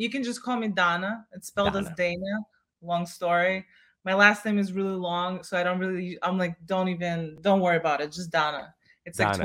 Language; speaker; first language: English; non-native, fluent; Russian